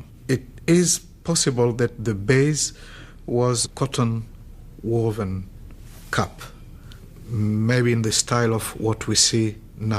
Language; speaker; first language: English; non-native, fluent; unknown